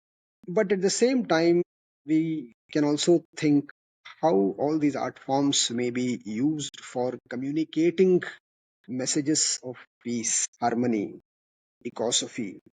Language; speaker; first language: English; non-native, local second language; Kannada